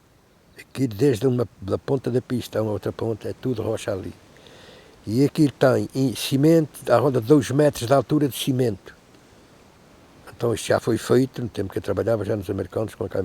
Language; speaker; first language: Portuguese; native; Portuguese